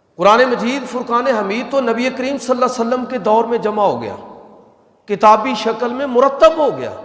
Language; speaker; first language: Urdu; non-native, local second language; Punjabi